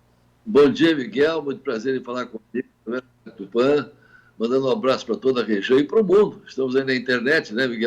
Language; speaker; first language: Portuguese; native; Portuguese